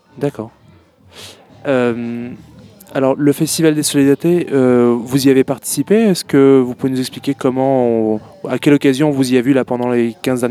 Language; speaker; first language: French; native; French